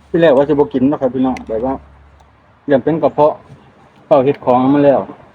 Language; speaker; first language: Thai; native; Thai